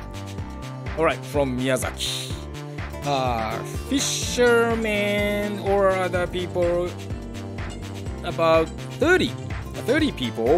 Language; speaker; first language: English; non-native, learner; Japanese